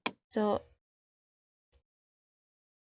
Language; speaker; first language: English; non-native, learner; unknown